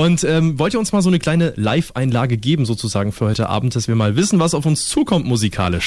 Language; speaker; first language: German; native; German